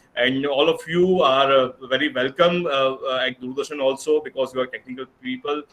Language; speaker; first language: English; non-native, local second language; Gujarati